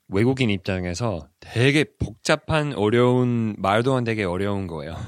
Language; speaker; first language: Korean; non-native, fluent; English